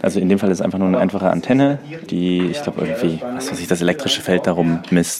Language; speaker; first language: German; native; German